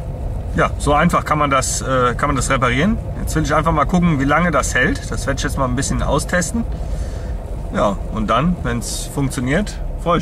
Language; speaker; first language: German; native; German